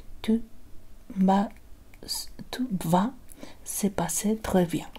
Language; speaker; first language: French; non-native, learner; Spanish